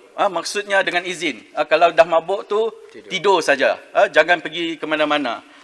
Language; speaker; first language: Malay; native; Malay